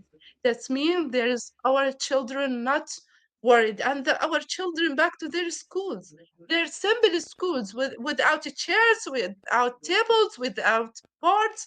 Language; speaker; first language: English; non-native, learner; Arabic